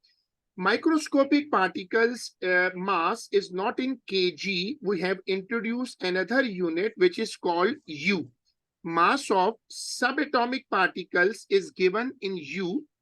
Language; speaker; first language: English; non-native, local second language; Urdu